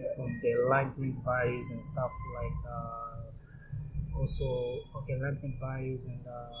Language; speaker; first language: English; non-native, local second language; Swahili